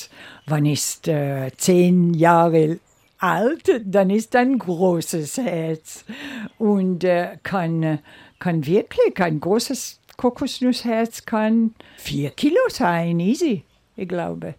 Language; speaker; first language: German; non-native, learner; Seselwa Creole French